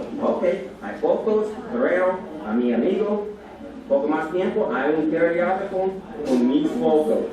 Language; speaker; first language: Spanish; non-native, learner; English